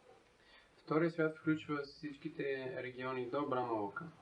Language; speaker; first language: Bulgarian; native; Bulgarian